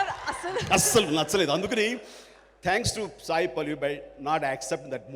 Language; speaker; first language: Telugu; native; Telugu